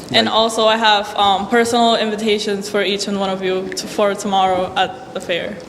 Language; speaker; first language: English; early bilingual, other home language; Spanish